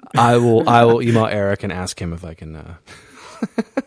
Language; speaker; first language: English; native; English